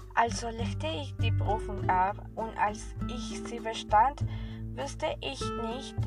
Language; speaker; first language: German; non-native, fluent; Spanish